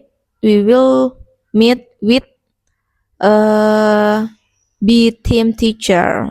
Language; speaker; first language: English; non-native, learner; Indonesian